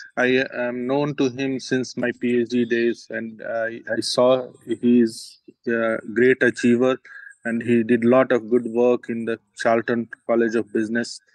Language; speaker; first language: English; non-native, local second language; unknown